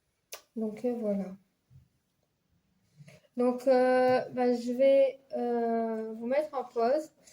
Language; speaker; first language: French; native; French